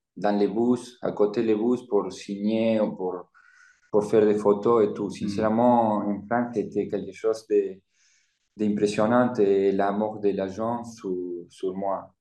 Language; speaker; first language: French; non-native, learner; Spanish